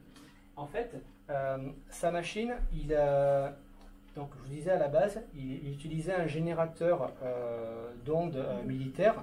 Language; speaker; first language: French; native; French